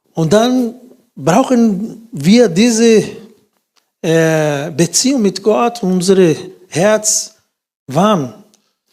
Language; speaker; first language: German; non-native, fluent; Portuguese